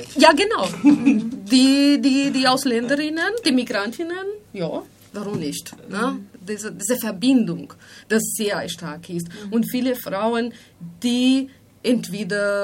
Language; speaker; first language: German; non-native, fluent; Spanish